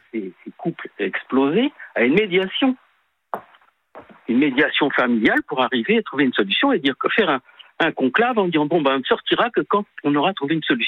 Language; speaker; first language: French; native; French